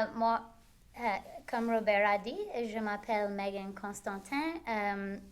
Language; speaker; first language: French; non-native, local second language; English